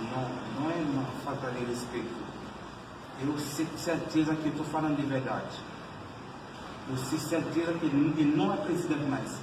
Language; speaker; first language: Portuguese; non-native, learner; Haitian Creole